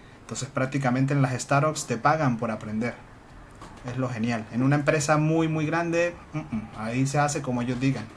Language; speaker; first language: Spanish; native; Spanish